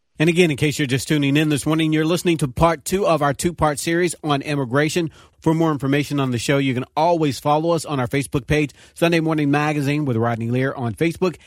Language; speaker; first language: English; native; English